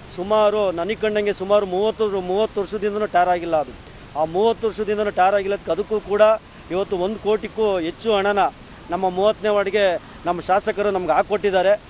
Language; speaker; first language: Kannada; native; Kannada